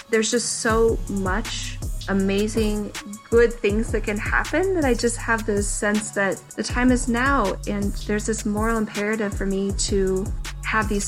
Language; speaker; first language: English; native; English